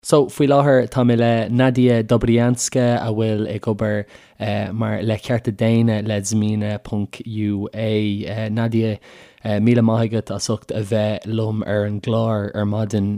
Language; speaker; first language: Irish; native; Irish